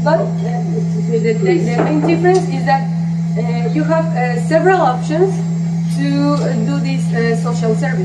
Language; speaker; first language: English; non-native, fluent; Spanish